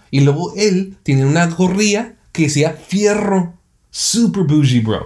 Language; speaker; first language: Spanish; early bilingual, heritage; Spanish